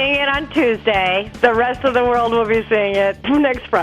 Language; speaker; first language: English; native; English